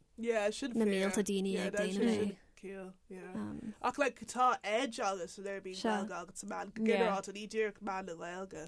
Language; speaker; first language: Irish; non-native, local second language; English